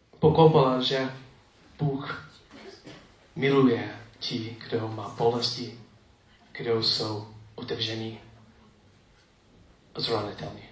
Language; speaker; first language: Czech; non-native, learner; English